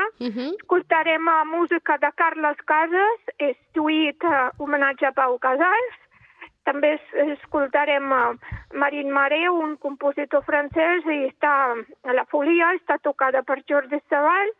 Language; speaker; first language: Catalan; non-native, fluent; Russian